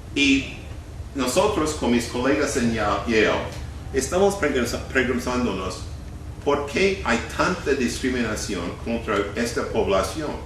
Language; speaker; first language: Spanish; non-native, fluent; English